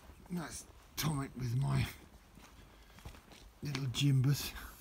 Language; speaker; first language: English; native; English